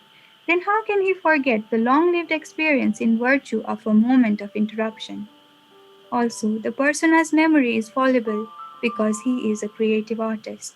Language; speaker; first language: English; non-native, local second language; Nepali